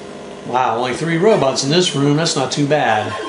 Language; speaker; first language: English; native; English